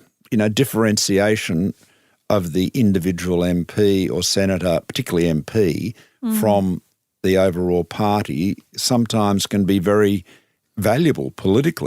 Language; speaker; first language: English; native; English